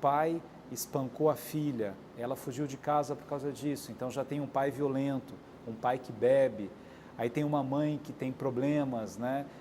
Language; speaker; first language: Portuguese; native; Portuguese